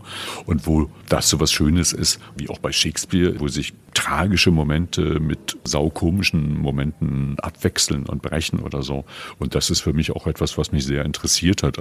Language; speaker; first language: German; native; German